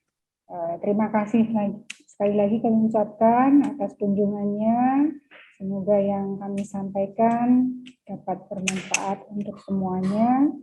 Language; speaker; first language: Indonesian; native; Indonesian